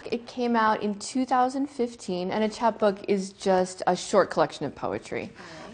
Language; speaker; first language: English; native; English